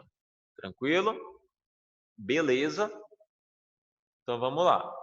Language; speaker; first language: Portuguese; native; Portuguese